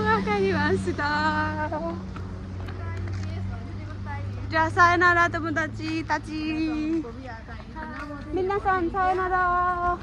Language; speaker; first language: Japanese; non-native, learner; Nepali